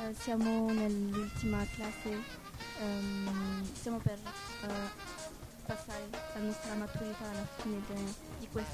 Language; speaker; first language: Italian; non-native, learner; French